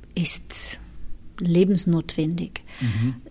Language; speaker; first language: German; non-native, fluent; Portuguese